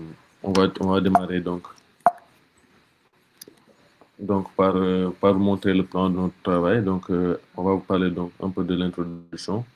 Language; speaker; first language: French; non-native, local second language; Wolof